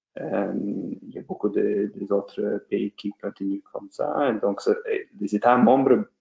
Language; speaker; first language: French; non-native, fluent; English